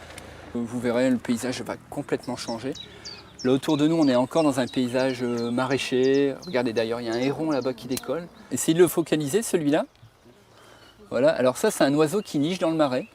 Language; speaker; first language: French; native; French